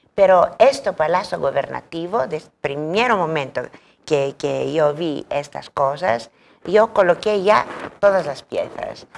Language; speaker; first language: Spanish; non-native, fluent; Greek